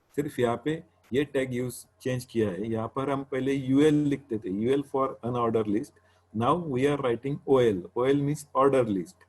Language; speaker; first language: Hindi; non-native, local second language; Marathi